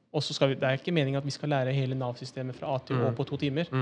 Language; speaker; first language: Norwegian; early bilingual, other home language; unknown